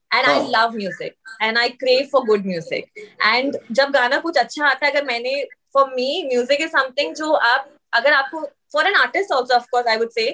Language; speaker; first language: Hindi; native; Hindi